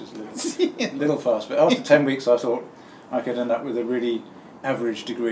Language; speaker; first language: English; native; English